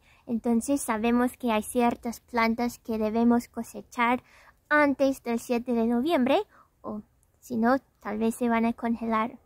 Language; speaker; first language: Spanish; non-native, fluent; English